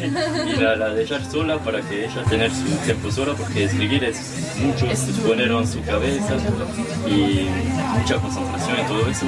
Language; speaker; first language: Spanish; non-native, learner; French